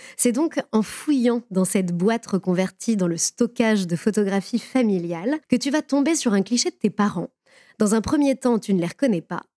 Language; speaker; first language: French; native; French